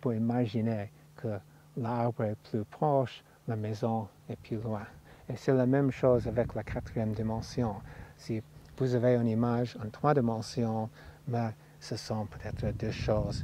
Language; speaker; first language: French; non-native, fluent; English